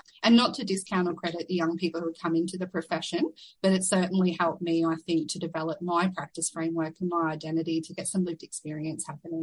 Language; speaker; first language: English; native; English